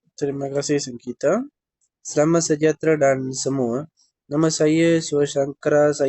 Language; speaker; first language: Malay; non-native, local second language; Tamil